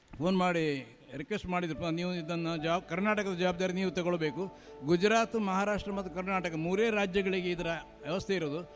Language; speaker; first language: Kannada; non-native, local second language; Marathi